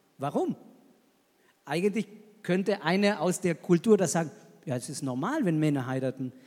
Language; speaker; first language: German; non-native, fluent; Spanish